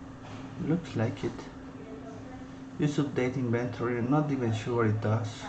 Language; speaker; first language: English; non-native, fluent; Spanish